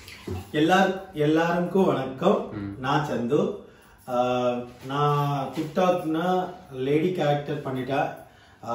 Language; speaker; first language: Tamil; non-native, learner; Telugu